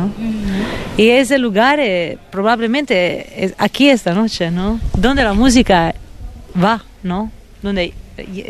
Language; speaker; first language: Spanish; non-native, fluent; Italian